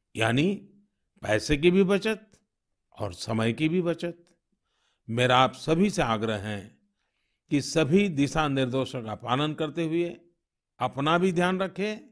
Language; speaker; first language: Hindi; non-native, local second language; Gujarati